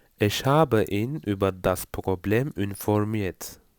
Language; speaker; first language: German; non-native, fluent; Turkish